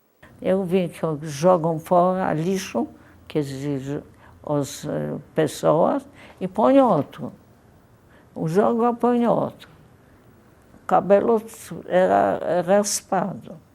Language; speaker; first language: Portuguese; non-native, fluent; Polish